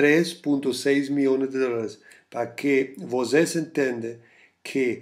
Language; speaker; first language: Spanish; non-native, fluent; German